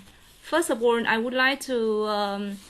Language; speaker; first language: English; non-native, learner; Vietnamese